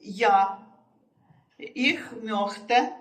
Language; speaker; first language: German; non-native, learner; Russian